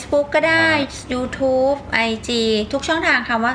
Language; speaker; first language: Thai; native; Thai